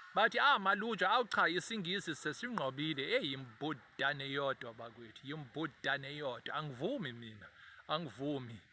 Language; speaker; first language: Zulu; native; Zulu